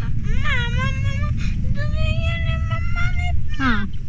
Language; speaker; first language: Polish; early bilingual, heritage; Polish